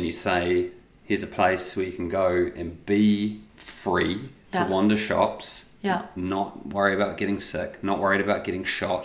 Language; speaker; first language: English; native; English